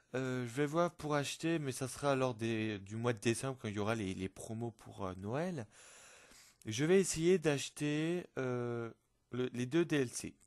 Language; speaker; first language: French; native; French